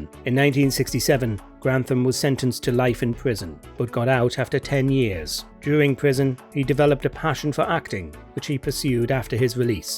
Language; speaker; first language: English; native; English